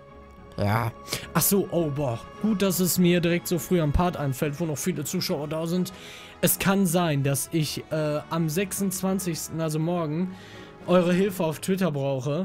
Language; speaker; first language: German; native; German